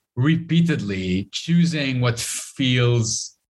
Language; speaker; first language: English; non-native, fluent; Arabic